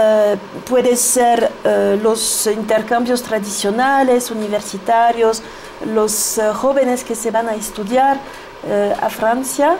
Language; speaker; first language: Spanish; non-native, fluent; French